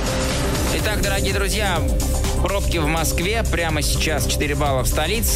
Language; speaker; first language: Russian; native; Russian